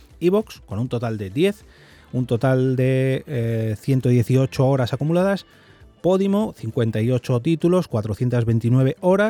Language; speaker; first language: Spanish; native; Spanish